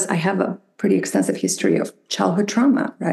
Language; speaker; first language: English; non-native, fluent; Spanish